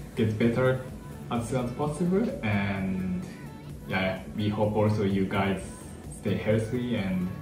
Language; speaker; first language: English; non-native, fluent; Japanese